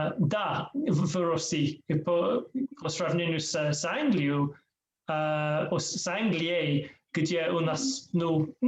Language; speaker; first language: Russian; non-native, learner; English